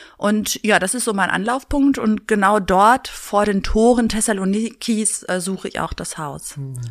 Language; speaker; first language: German; early bilingual, other home language; Greek